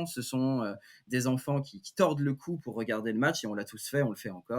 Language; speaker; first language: French; native; French